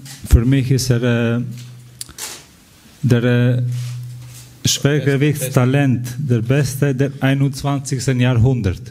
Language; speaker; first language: German; non-native, fluent; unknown